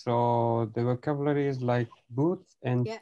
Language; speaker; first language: English; non-native, learner; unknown